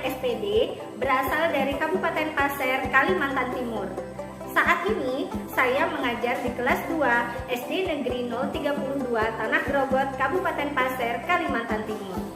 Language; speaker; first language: Indonesian; native; Indonesian